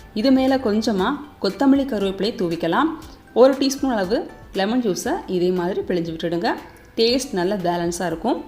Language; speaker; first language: Tamil; native; Tamil